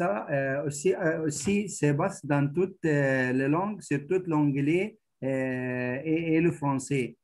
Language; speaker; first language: French; non-native, fluent; Arabic